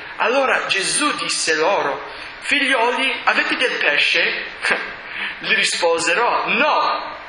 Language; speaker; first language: Italian; non-native, fluent; English